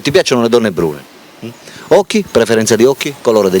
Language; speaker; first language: Italian; native; Italian